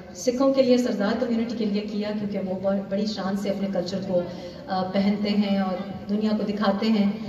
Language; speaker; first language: Urdu; non-native, local second language; Pashto